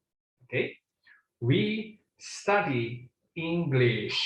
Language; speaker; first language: English; non-native, fluent; Indonesian